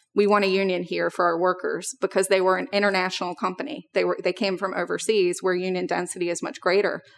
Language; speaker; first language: English; native; English